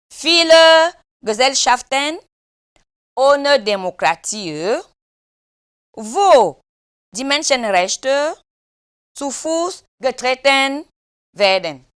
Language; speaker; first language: German; non-native, learner; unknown